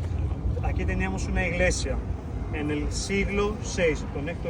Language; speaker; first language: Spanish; non-native, fluent; Greek